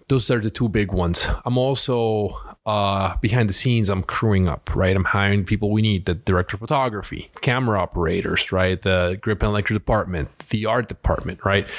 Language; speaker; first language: English; early bilingual, other home language; Spanish